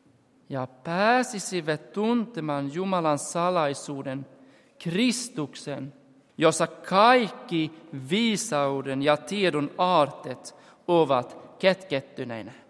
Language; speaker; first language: Finnish; non-native, fluent; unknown